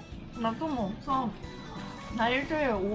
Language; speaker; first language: Korean; early bilingual, heritage; Korean